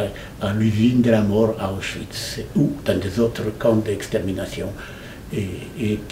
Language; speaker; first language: French; non-native, fluent; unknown